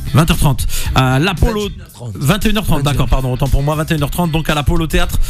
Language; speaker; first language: French; native; French